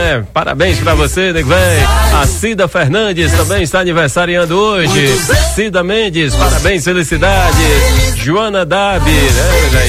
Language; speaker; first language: Portuguese; native; Portuguese